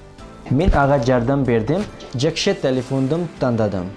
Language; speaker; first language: Kyrgyz; non-native, learner; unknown